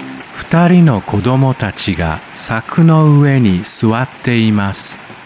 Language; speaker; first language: Japanese; non-native, learner; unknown